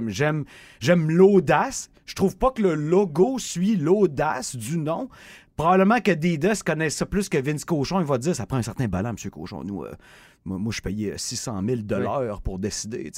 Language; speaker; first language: French; native; French